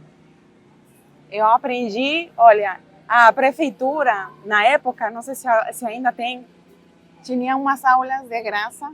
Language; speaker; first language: Portuguese; non-native, fluent; Spanish